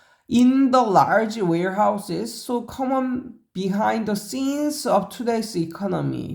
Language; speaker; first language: English; non-native, fluent; Korean